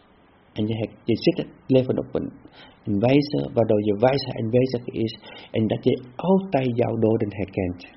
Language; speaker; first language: Dutch; non-native, fluent; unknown